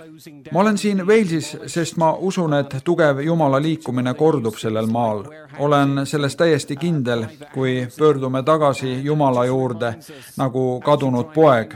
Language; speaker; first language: Estonian; native; Estonian